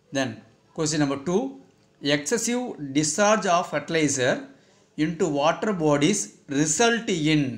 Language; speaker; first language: English; non-native, local second language; Tamil